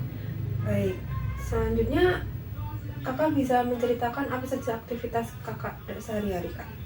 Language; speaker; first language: Indonesian; native; Indonesian